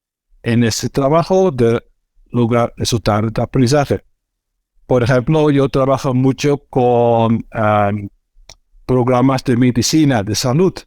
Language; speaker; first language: Spanish; non-native, fluent; Dutch